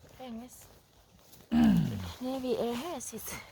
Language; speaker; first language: Swedish; non-native, learner; Thai